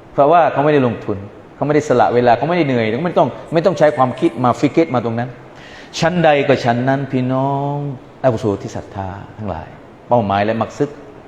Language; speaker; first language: Thai; non-native, local second language; Malay